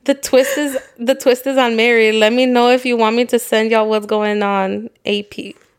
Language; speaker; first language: English; early bilingual, other home language; Spanish